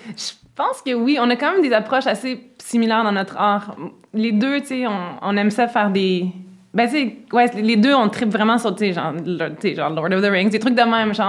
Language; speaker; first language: French; native; French